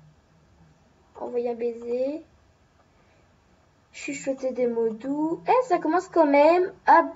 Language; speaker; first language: French; native; French